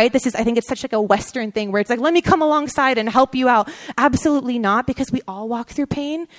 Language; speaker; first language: English; early bilingual, other home language; Persian